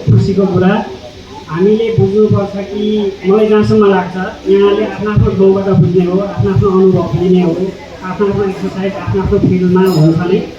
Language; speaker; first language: Nepali; non-native, local second language; Eastern Tamang